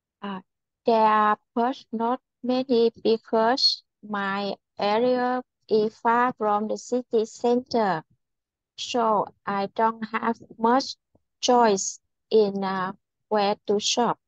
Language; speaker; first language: English; non-native, learner; Vietnamese